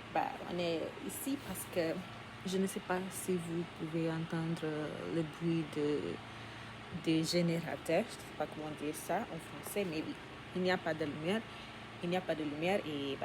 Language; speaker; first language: French; non-native, learner; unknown